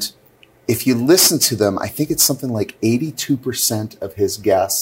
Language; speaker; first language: English; native; English